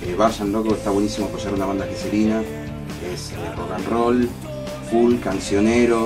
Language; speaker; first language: Spanish; native; Spanish